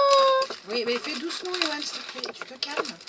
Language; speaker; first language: French; native; French